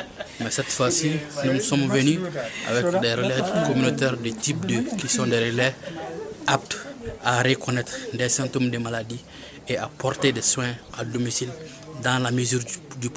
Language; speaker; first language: French; non-native, local second language; Bambara